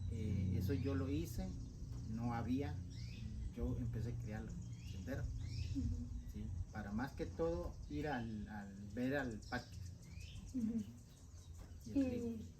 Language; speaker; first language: Spanish; non-native, local second language; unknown